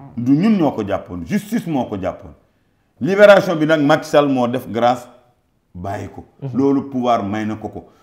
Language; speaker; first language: Wolof; non-native, local second language; Fula